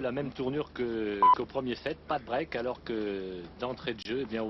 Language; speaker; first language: French; native; French